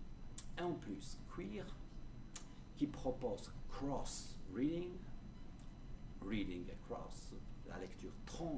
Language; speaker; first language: French; non-native, fluent; Polish